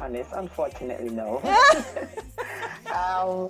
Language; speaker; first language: English; non-native, local second language; Jamaican Creole English